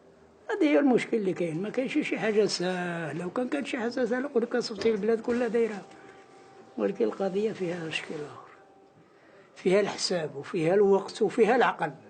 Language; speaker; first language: Arabic; native; Arabic